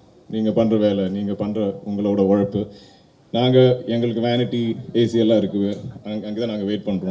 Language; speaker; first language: Tamil; non-native, fluent; Malayalam